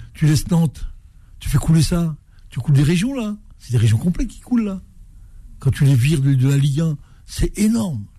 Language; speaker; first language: French; native; French